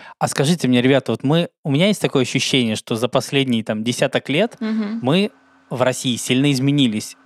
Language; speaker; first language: Russian; native; Russian